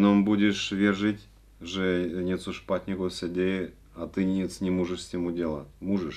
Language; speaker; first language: Czech; non-native, learner; Russian